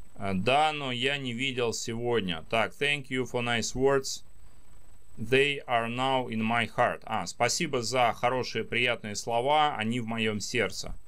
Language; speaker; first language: Russian; native; Russian